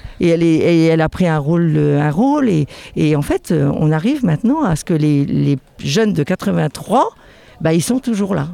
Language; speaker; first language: French; native; French